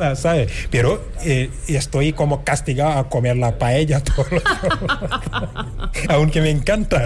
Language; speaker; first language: Spanish; non-native, fluent; Wolof